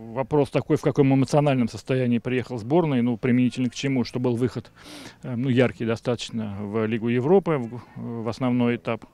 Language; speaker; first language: Russian; native; Russian